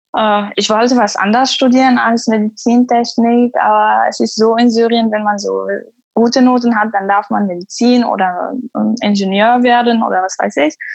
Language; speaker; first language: German; non-native, fluent; Arabic